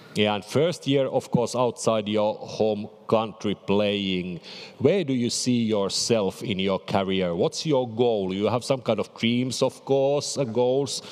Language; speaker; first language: English; non-native, fluent; Finnish